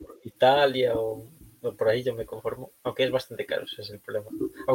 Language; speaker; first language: Spanish; native; Spanish